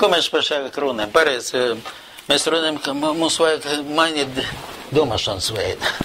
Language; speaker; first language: Latvian; non-native, local second language; Russian